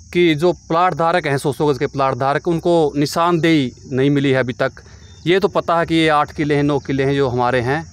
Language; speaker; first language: Hindi; native; Hindi